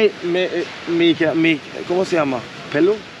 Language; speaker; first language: Spanish; non-native, learner; Swedish